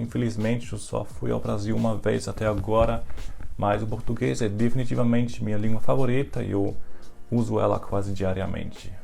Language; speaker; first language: Portuguese; non-native, fluent; German